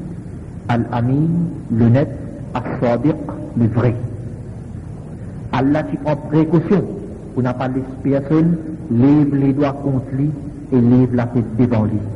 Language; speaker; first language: French; non-native, local second language; Morisyen